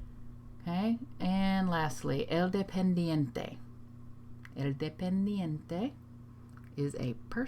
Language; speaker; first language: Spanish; non-native, fluent; English